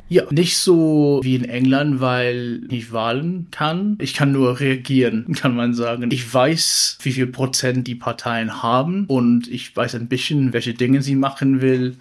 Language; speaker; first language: German; non-native, learner; English